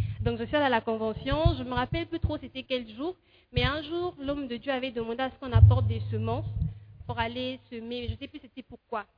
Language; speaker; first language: French; non-native, fluent; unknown